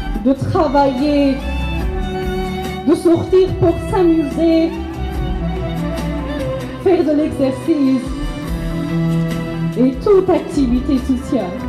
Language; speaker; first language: French; non-native, learner; Persian